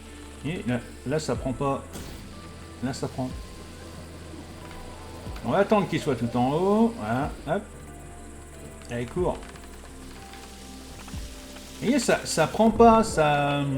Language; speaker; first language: French; native; French